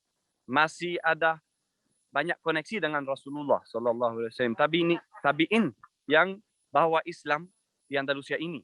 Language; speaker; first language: Indonesian; non-native, fluent; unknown